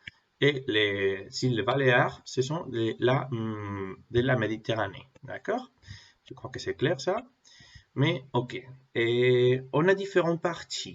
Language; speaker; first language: French; non-native, fluent; Spanish